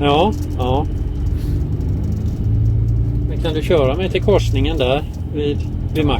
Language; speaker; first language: Swedish; native; Swedish